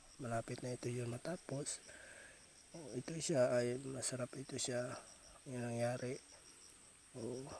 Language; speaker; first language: Filipino; non-native, local second language; Cebuano